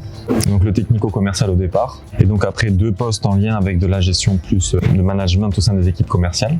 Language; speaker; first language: French; native; French